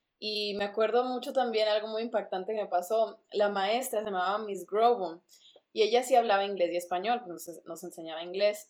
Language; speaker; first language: Spanish; early bilingual, other home language; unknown